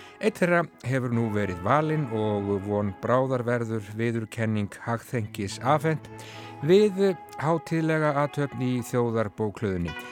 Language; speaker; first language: Icelandic; native; Icelandic